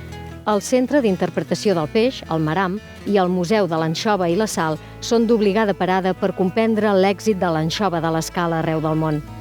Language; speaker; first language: Catalan; native; Catalan